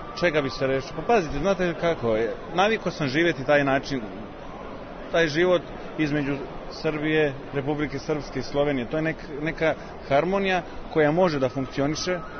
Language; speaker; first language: Serbian; early bilingual, heritage; Serbian